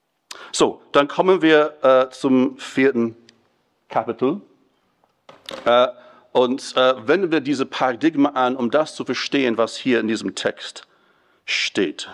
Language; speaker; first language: German; non-native, fluent; English